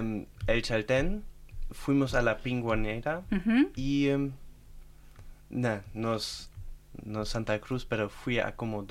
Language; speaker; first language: Spanish; non-native, learner; German